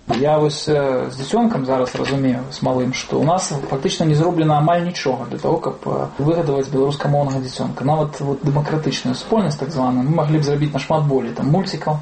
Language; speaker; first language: Belarusian; non-native, local second language; Russian